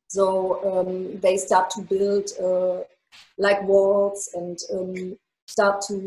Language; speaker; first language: English; non-native, fluent; German